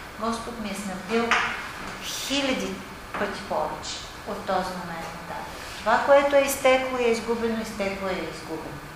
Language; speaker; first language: Bulgarian; native; Bulgarian